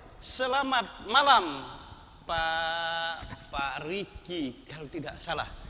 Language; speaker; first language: Indonesian; non-native, local second language; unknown